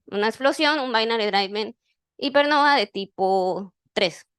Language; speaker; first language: Spanish; native; Spanish